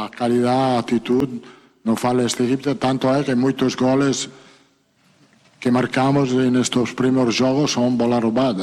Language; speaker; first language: Portuguese; non-native, fluent; Italian